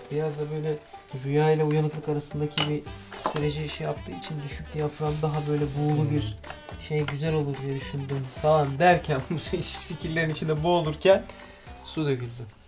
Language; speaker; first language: Turkish; native; Turkish